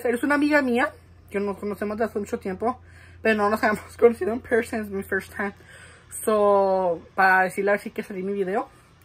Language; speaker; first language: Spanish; early bilingual, heritage; Spanish